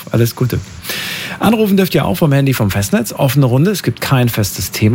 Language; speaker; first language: German; native; German